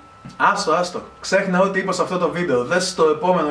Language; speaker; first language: Greek; native; Greek